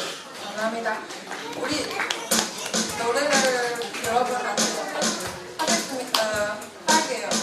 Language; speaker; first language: Korean; non-native, fluent; Chinese